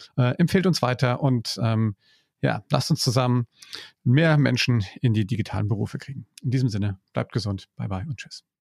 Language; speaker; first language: German; native; German